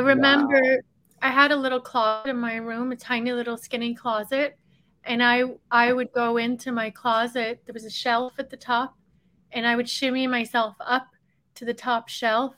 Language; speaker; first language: English; native; English